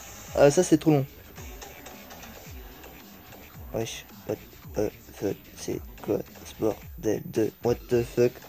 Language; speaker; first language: French; native; French